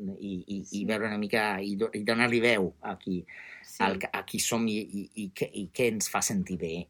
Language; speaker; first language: Catalan; non-native, fluent; Italian